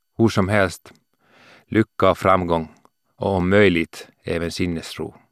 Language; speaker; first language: Swedish; non-native, local second language; Finnish